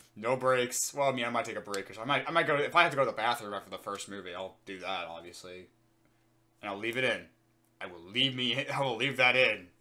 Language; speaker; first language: English; native; English